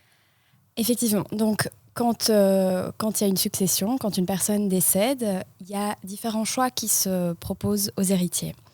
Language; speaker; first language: French; native; French